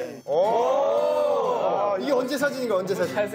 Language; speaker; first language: Korean; native; Korean